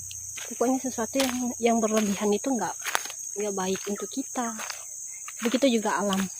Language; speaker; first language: Indonesian; native; Indonesian